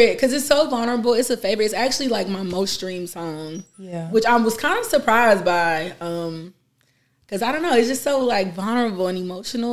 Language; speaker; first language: English; native; English